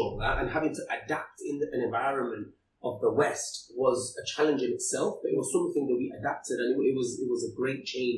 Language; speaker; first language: English; early bilingual, other home language; Cantonese